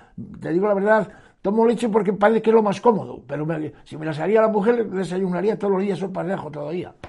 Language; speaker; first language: Spanish; native; Spanish